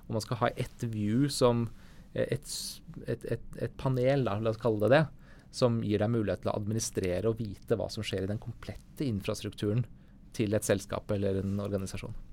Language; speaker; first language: Norwegian; native; Norwegian